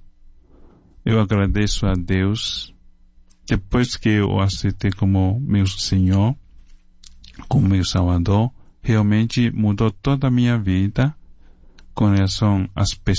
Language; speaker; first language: Portuguese; non-native, fluent; Chinese